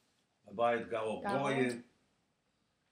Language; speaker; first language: Hebrew; non-native, fluent; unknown